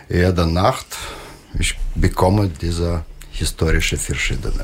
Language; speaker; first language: German; non-native, learner; Russian